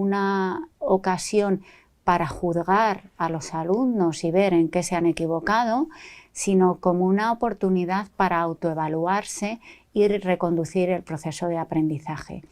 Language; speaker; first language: Spanish; native; Spanish